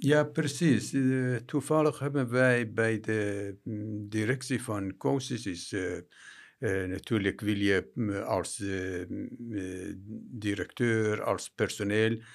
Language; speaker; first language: Dutch; non-native, fluent; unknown